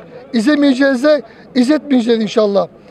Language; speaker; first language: Turkish; native; Turkish